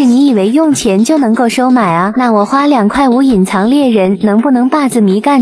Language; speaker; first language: Chinese; native; Chinese